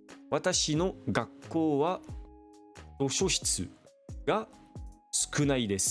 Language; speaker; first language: Japanese; non-native, learner; French